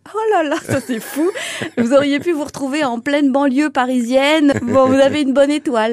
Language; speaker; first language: French; native; French